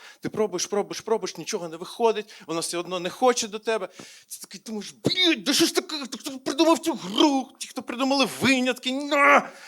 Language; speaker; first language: Ukrainian; non-native, local second language; Russian